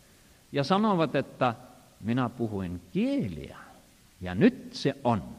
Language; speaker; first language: Finnish; non-native, fluent; Estonian